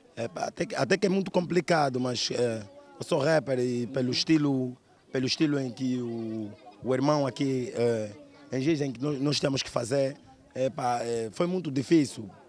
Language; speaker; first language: Portuguese; non-native, local second language; Kongo